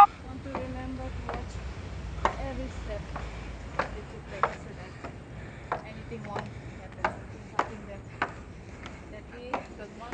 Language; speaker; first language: English; non-native, learner; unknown